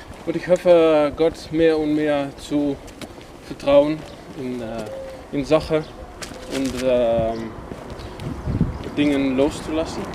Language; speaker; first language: German; non-native, learner; Dutch